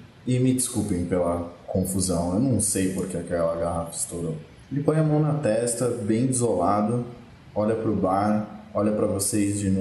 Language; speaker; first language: Portuguese; native; Portuguese